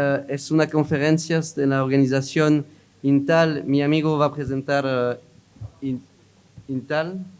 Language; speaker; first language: Spanish; non-native, learner; French